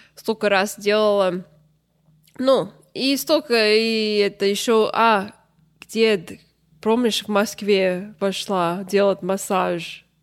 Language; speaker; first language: Russian; non-native, learner; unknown